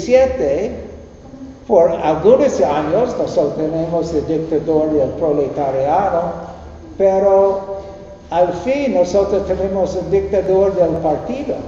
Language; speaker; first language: Spanish; non-native, learner; English